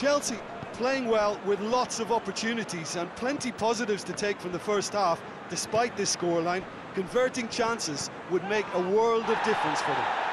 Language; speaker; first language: English; native; English